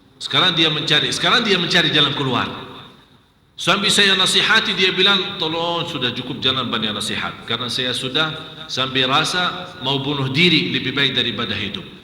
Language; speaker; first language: Malay; non-native, fluent; Arabic